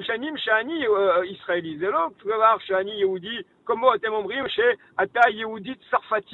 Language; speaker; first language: Hebrew; non-native, learner; French